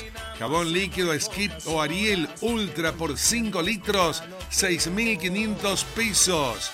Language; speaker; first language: Spanish; native; Spanish